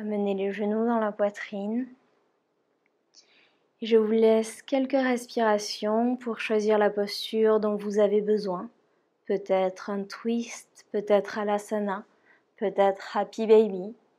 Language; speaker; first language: French; native; French